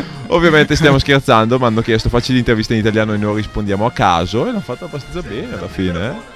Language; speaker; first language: Italian; native; Italian